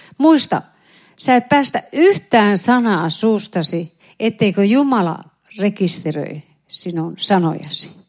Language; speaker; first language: Finnish; native; Finnish